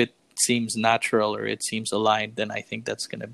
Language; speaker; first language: English; non-native, local second language; Filipino